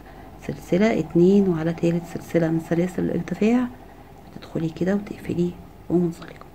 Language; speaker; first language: Arabic; native; Arabic